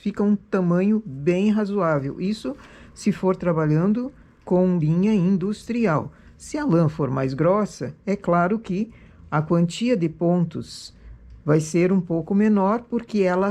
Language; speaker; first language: Portuguese; native; Portuguese